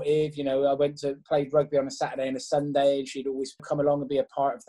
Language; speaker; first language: English; native; English